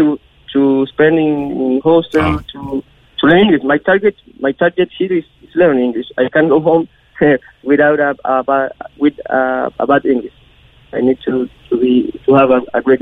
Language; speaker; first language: English; non-native, learner; Spanish